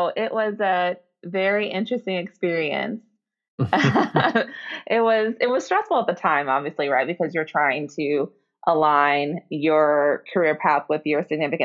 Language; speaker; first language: English; native; English